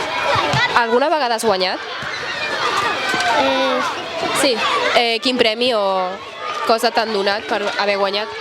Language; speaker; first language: Catalan; native; Catalan